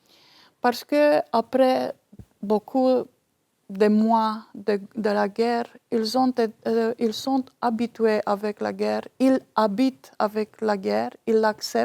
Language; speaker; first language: French; non-native, fluent; Romanian